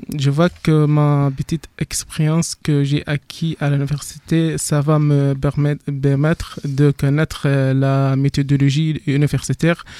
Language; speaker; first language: French; non-native, fluent; Arabic